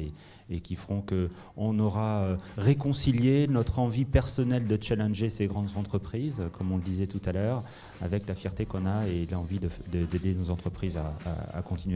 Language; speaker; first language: French; native; French